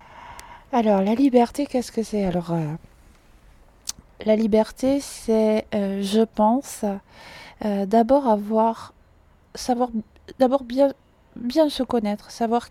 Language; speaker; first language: French; native; French